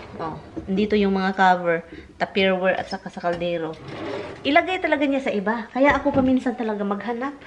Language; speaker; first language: Filipino; non-native, local second language; Cebuano